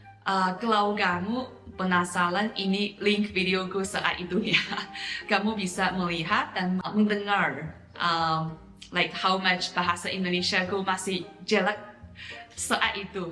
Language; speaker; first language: Indonesian; non-native, fluent; Chinese